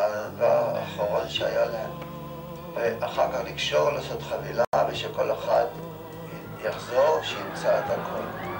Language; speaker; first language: Hebrew; non-native, fluent; Yiddish